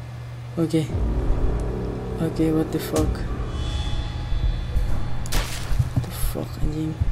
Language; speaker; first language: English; non-native, learner; Indonesian